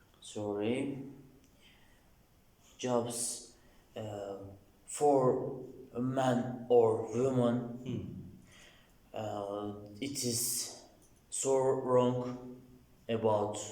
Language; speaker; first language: English; non-native, learner; Turkish